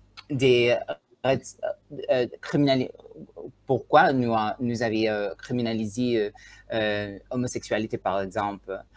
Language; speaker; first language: French; non-native, learner; Tswana